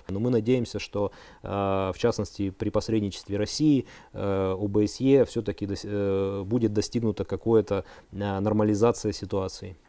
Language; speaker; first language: Russian; native; Russian